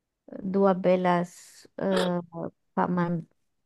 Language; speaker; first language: Indonesian; non-native, learner; English